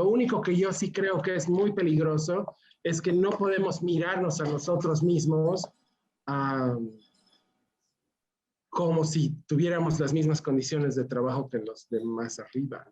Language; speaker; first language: Spanish; native; Spanish